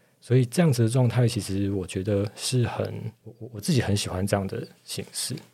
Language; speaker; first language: Chinese; native; Chinese